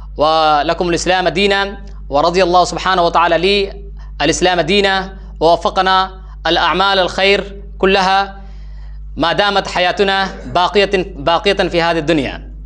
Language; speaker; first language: Arabic; non-native, fluent; Urdu